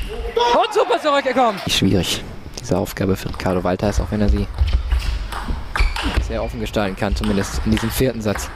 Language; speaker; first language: German; native; German